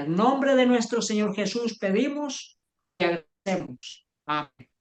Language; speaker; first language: Spanish; native; Spanish